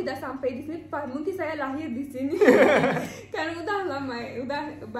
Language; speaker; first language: Indonesian; non-native, learner; Turkish